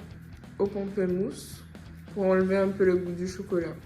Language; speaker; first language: French; native; French